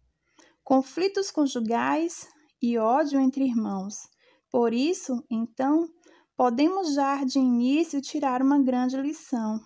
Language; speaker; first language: Portuguese; native; Portuguese